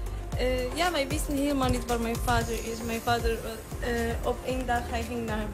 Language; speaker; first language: Dutch; non-native, learner; Persian